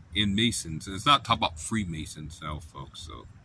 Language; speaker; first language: English; native; English